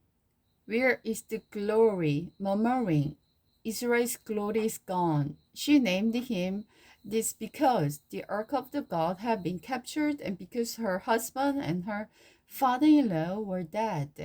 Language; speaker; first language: English; non-native, learner; Korean